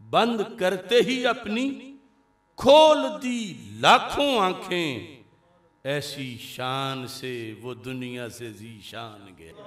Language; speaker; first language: Urdu; non-native, local second language; Punjabi